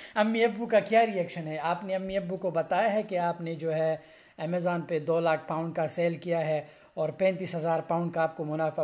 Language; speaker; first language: Urdu; non-native, local second language; Pashto